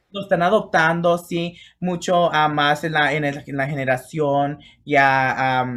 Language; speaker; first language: Spanish; early bilingual, heritage; Spanish